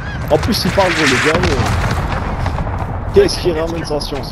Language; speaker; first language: French; native; French